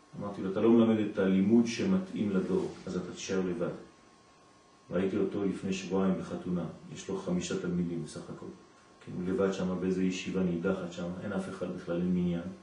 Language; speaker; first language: Hebrew; non-native, fluent; French